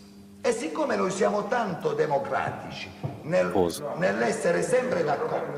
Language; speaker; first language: Italian; native; Italian